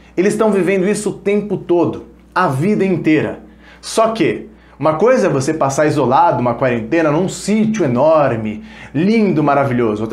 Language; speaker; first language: Portuguese; early bilingual, other home language; Spanish